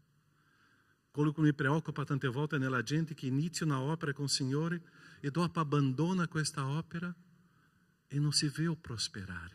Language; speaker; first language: Italian; non-native, fluent; Portuguese